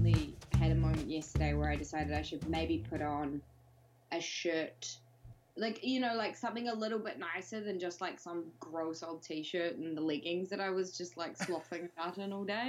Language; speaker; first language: English; native; English